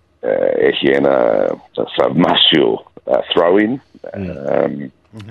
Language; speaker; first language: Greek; early bilingual, heritage; Greek